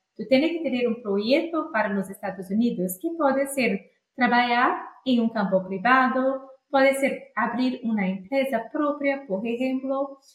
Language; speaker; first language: Spanish; non-native, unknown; Portuguese